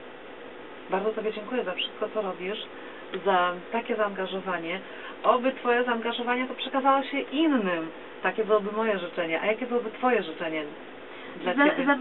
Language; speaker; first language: Polish; native; Polish